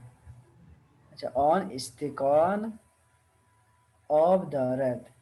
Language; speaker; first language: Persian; non-native, learner; Urdu